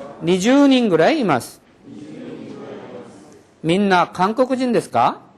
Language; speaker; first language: Japanese; non-native, fluent; Korean